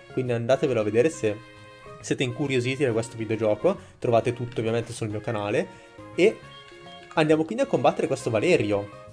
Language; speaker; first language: Italian; native; Italian